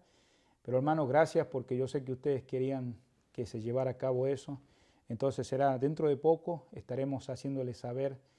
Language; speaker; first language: Spanish; native; Spanish